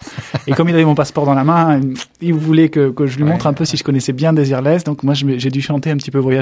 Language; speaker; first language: French; native; French